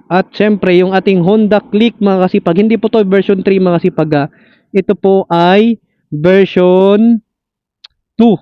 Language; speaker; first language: Filipino; non-native, local second language; Cebuano